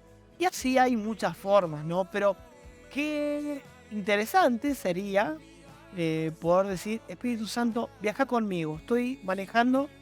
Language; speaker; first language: Spanish; native; Spanish